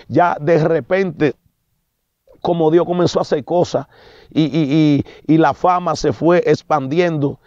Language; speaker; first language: Spanish; native; Spanish